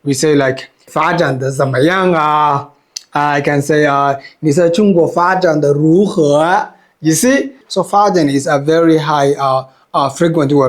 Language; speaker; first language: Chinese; non-native, fluent; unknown